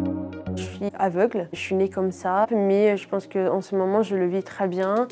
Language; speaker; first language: French; non-native, fluent; Italian